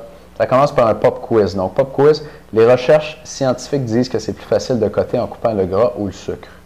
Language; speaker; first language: French; native; French